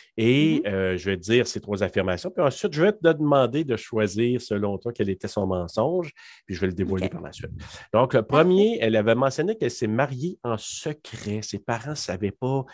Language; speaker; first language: French; native; French